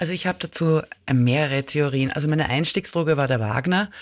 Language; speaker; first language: German; native; German